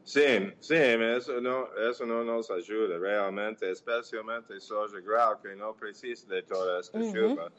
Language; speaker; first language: Portuguese; non-native, learner; English